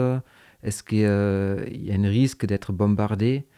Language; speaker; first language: French; non-native, fluent; German